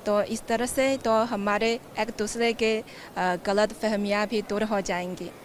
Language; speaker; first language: Hindi; non-native, fluent; Chinese